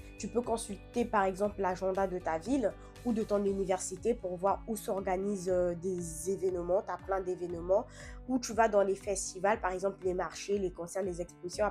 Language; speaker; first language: French; non-native, fluent; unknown